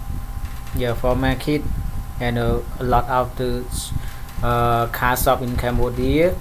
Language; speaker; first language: English; non-native, learner; Khmer